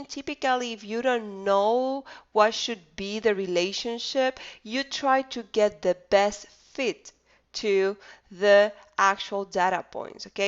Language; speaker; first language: English; non-native, fluent; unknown